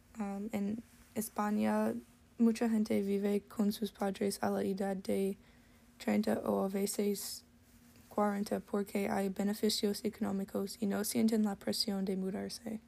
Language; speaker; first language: Spanish; non-native, learner; English